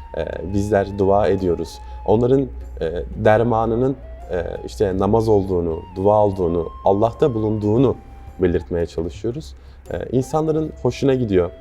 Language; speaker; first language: Turkish; native; Turkish